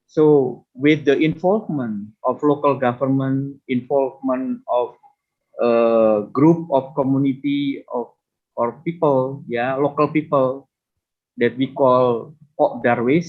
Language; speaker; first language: English; non-native, fluent; Indonesian